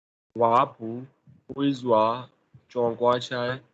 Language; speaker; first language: Chinese; non-native, learner; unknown